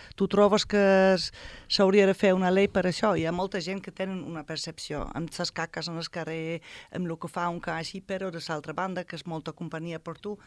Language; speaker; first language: Catalan; non-native, fluent; German